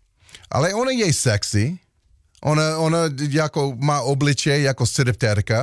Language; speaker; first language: Czech; non-native, learner; English